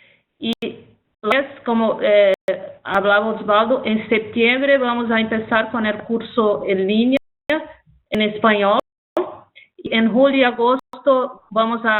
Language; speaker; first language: Spanish; non-native, fluent; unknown